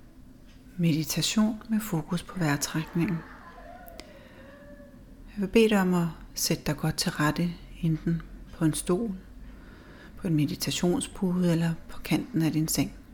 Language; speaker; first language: Danish; native; Danish